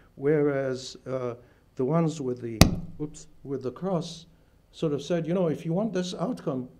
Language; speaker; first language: English; non-native, fluent; Arabic